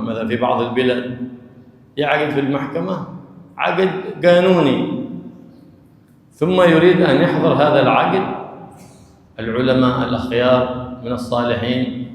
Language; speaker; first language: Arabic; native; Arabic